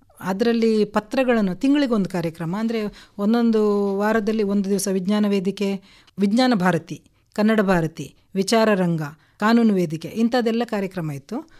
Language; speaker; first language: Kannada; non-native, local second language; Konkani